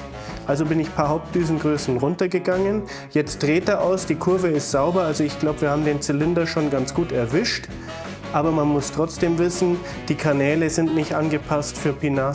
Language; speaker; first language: German; native; German